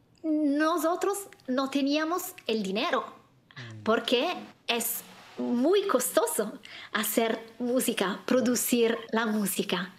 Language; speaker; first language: Spanish; non-native, learner; Italian